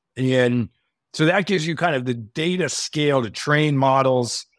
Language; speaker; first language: English; native; English